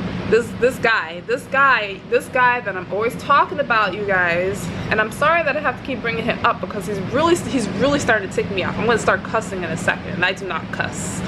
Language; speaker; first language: English; native; English